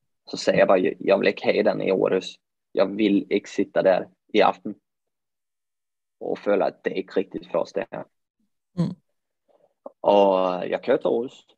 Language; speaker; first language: Swedish; native; Swedish